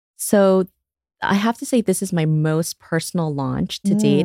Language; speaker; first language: English; early bilingual, other home language; Korean